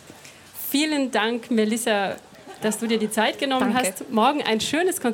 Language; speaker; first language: German; native; German